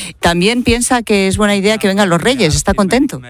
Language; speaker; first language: Spanish; native; Spanish